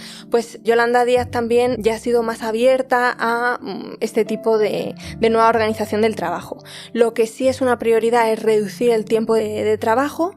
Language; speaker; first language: Spanish; native; Spanish